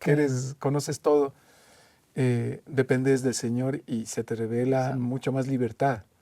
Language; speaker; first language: Spanish; native; Spanish